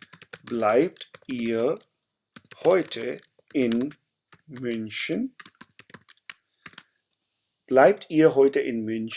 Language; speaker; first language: German; non-native, fluent; Hindi